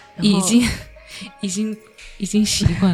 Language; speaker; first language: Chinese; non-native, learner; Japanese